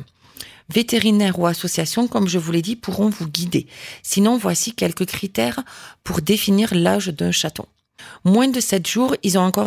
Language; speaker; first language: French; native; French